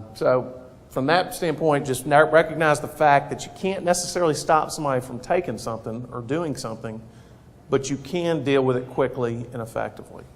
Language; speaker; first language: English; native; English